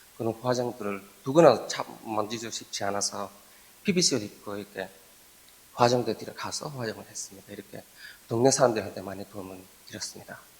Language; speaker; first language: Korean; non-native, fluent; Bangla